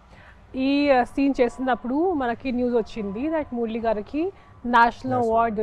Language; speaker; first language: Telugu; non-native, fluent; Hindi